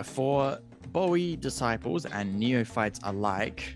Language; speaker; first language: English; native; English